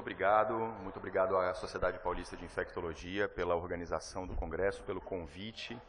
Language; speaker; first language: Portuguese; native; Portuguese